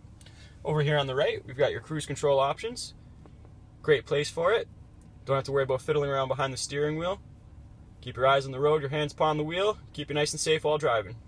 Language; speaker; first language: English; native; English